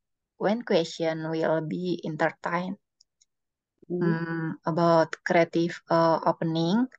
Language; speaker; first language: English; non-native, learner; Indonesian